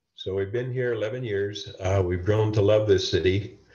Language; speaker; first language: English; native; English